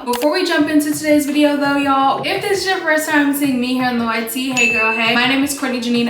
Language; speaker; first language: English; native; English